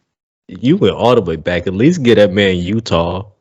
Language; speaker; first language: English; native; English